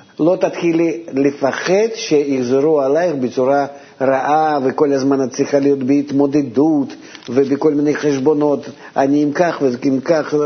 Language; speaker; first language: Hebrew; non-native, fluent; Russian